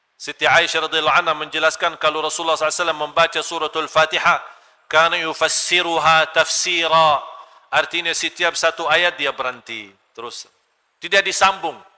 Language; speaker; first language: Malay; non-native, fluent; Arabic